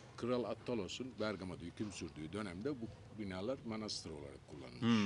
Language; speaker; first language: Turkish; native; Turkish